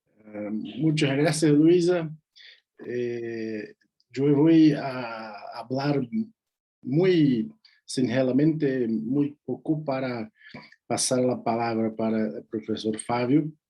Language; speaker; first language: Spanish; non-native, learner; Portuguese